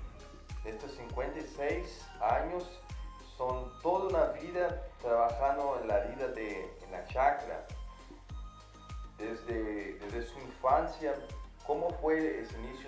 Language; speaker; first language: Spanish; non-native, fluent; Portuguese